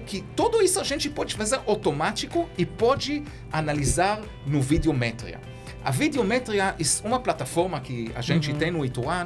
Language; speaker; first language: Portuguese; non-native, learner; Hebrew